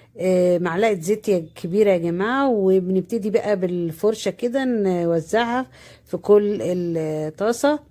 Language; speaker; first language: Arabic; native; Arabic